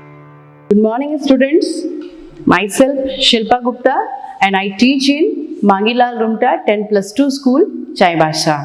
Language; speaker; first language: English; non-native, local second language; Hindi